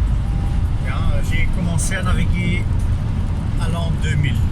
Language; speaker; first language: French; non-native, fluent; German